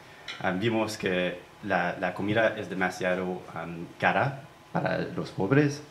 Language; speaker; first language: Spanish; non-native, fluent; English